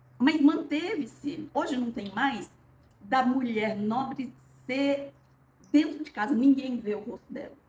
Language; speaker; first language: Portuguese; early bilingual, other home language; Korean